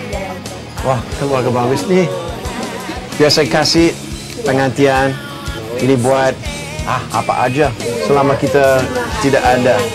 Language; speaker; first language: Indonesian; non-native, fluent; English